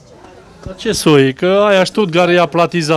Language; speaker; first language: Romanian; native; Romanian